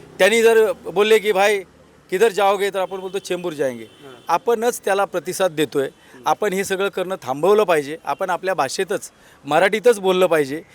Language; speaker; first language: Marathi; native; Marathi